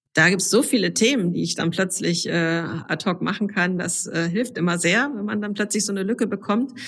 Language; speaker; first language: German; native; German